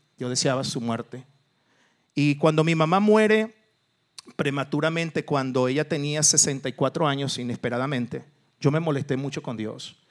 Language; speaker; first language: Spanish; early bilingual, other home language; Portuguese